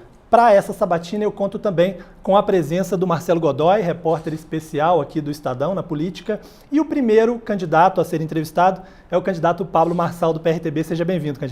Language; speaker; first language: Portuguese; native; Portuguese